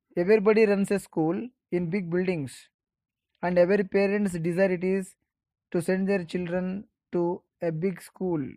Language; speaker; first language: English; non-native, local second language; Kannada